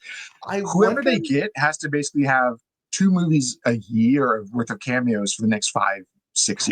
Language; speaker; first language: English; native; English